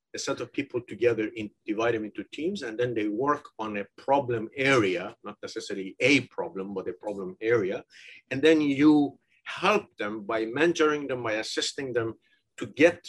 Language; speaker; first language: English; non-native, fluent; Persian